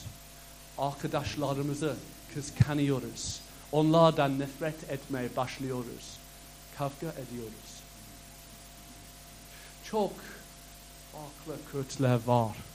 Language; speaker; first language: Turkish; non-native, fluent; English